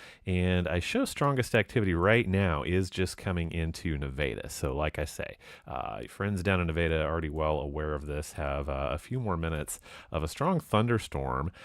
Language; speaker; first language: English; native; English